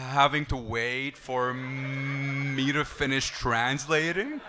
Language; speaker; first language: English; non-native, fluent; Arabic